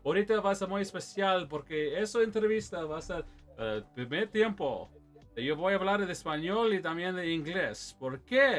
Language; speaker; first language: Spanish; early bilingual, heritage; English